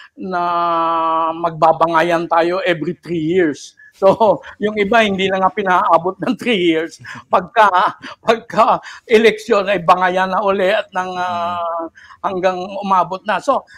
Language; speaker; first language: Filipino; native; Filipino